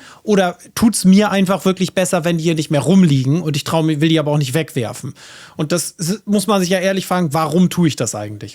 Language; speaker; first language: German; native; German